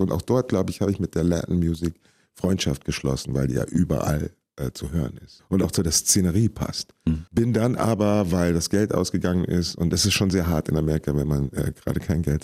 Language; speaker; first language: German; early bilingual, other home language; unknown